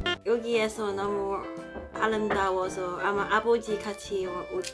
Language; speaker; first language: Korean; non-native, learner; Cantonese